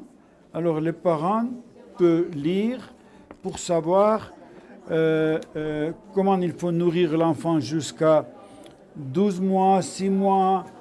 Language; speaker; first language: French; non-native, learner; Armenian